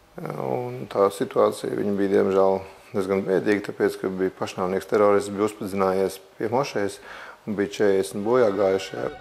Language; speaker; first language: Latvian; native; Latvian